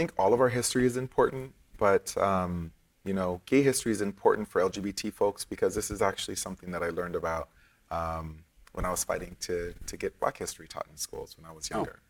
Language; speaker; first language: English; native; English